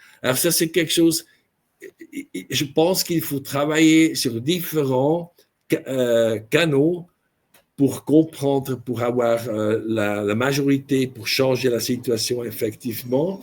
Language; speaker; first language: French; non-native, local second language; German